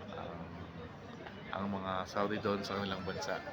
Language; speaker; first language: Filipino; native; Filipino